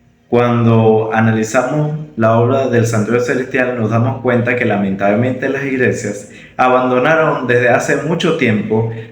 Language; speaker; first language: Spanish; native; Spanish